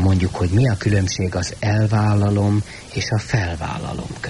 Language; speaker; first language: Hungarian; native; Hungarian